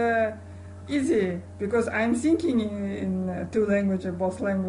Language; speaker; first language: English; non-native, learner; Kazakh